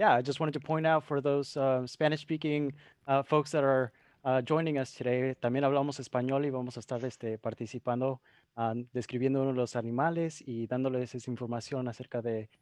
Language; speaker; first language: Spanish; early bilingual, heritage; Spanish